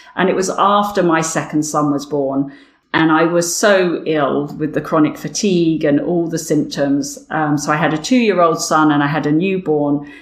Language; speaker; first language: English; native; English